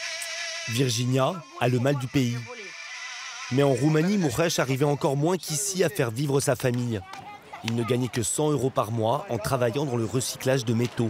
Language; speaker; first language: French; native; French